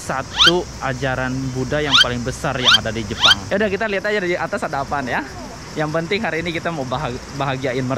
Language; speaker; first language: Indonesian; native; Indonesian